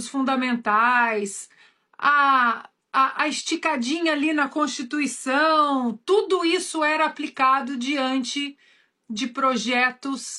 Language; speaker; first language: Portuguese; native; Portuguese